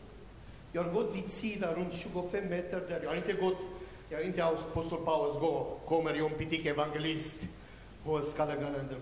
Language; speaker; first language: Swedish; non-native, learner; Romanian